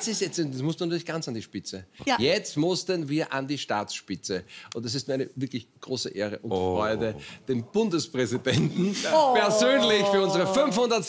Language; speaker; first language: German; native; German